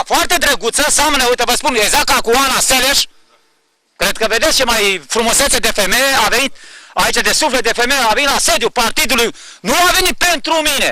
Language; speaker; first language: Romanian; native; Romanian